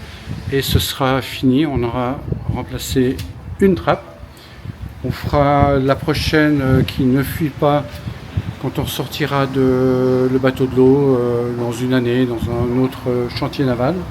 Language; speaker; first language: French; native; French